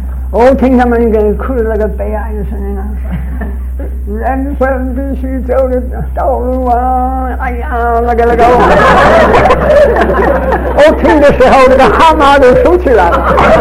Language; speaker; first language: Chinese; early bilingual, heritage; Chinese